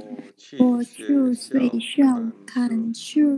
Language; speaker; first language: Chinese; non-native, learner; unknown